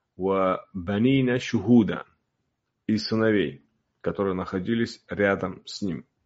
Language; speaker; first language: Russian; non-native, local second language; Uzbek